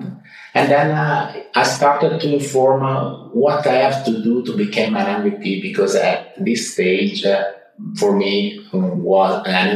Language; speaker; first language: English; non-native, fluent; Italian